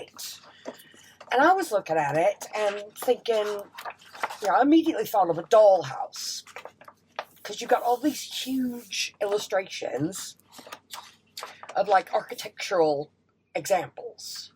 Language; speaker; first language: English; native; English